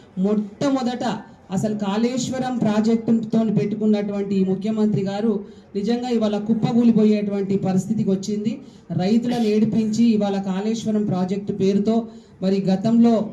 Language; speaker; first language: Telugu; native; Telugu